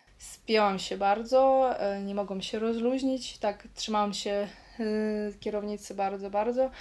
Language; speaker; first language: Polish; non-native, fluent; Russian